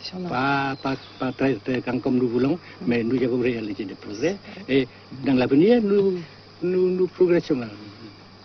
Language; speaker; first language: French; non-native, fluent; Vietnamese